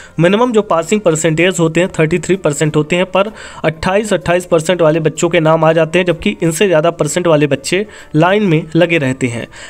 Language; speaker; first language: Hindi; native; Hindi